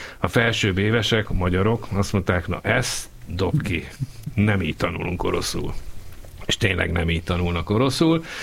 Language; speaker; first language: Hungarian; native; Hungarian